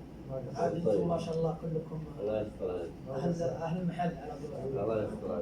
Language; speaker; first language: Arabic; native; Arabic